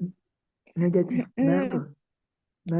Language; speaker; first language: French; non-native, learner; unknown